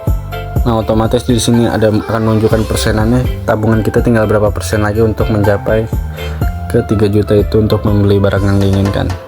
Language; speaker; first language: Indonesian; native; Indonesian